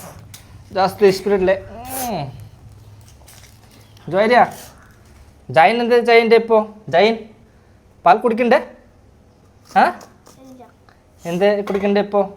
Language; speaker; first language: Malayalam; early bilingual, heritage; Malayalam